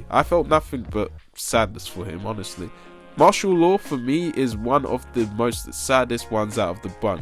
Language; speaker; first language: English; native; English